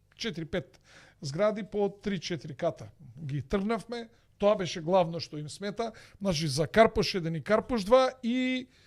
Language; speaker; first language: Macedonian; native; Macedonian